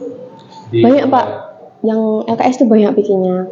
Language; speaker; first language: Indonesian; non-native, local second language; Javanese